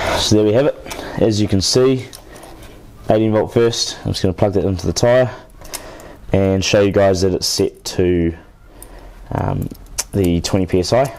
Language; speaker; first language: English; native; English